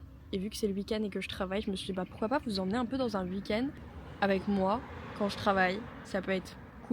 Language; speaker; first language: French; native; French